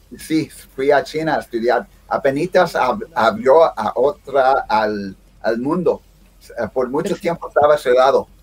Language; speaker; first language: Spanish; early bilingual, heritage; Spanish